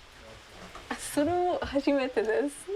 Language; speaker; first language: Japanese; non-native, fluent; German